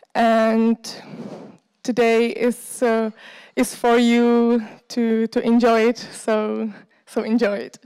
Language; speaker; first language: English; non-native, fluent; Czech